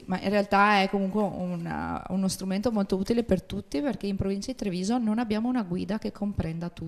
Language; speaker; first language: Italian; native; Italian